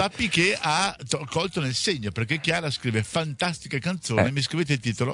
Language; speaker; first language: Italian; native; Italian